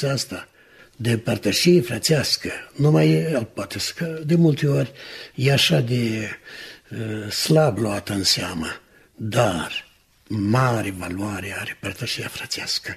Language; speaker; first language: Romanian; native; Romanian